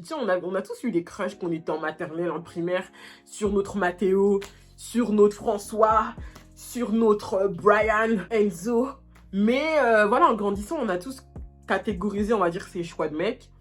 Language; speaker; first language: French; native; French